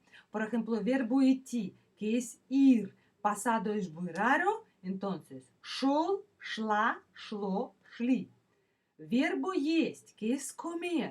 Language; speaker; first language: Spanish; non-native, fluent; Russian